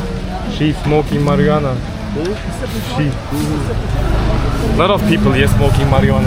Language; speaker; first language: English; non-native, learner; Turkish